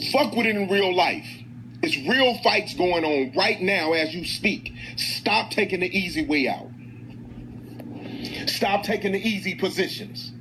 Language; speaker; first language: English; native; English